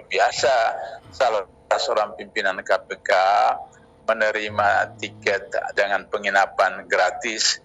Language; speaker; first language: Indonesian; native; Indonesian